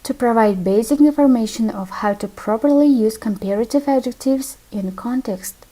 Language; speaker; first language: English; non-native, fluent; Kazakh